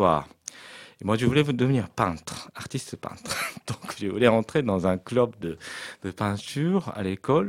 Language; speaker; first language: French; non-native, fluent; Japanese